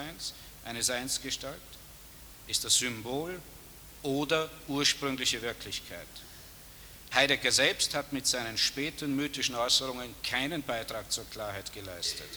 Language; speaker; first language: German; native; German